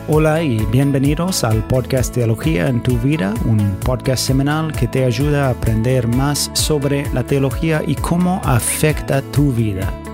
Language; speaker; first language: Spanish; non-native, fluent; English